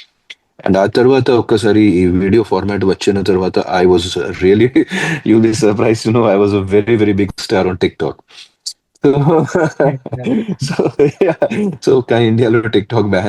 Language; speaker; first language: Telugu; non-native, fluent; Hindi